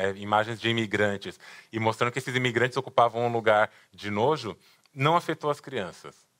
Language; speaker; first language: Portuguese; native; Portuguese